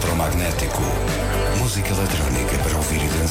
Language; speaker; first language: Portuguese; native; Portuguese